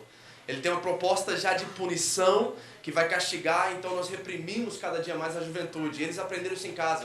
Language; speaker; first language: Portuguese; native; Portuguese